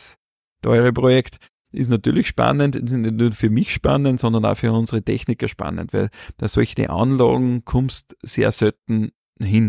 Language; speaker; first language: German; native; German